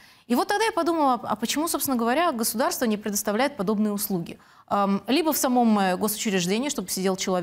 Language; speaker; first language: Russian; native; Russian